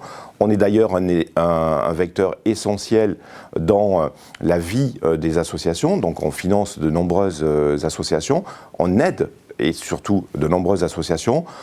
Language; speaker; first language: French; native; French